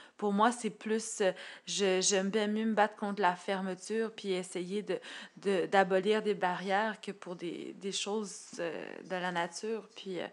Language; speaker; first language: French; native; French